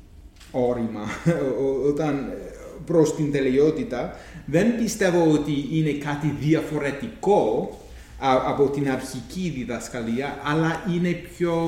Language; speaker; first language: Greek; non-native, fluent; English